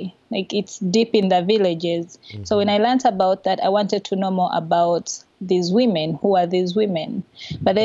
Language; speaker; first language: English; non-native, local second language; Ganda